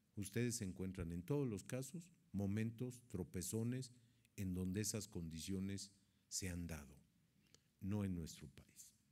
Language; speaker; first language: Spanish; native; Spanish